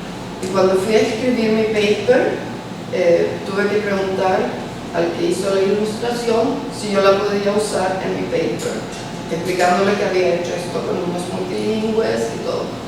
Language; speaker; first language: Spanish; early bilingual, heritage; Spanish